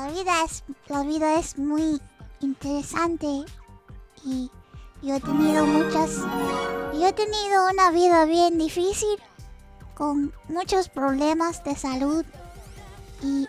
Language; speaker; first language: Spanish; early bilingual, heritage; English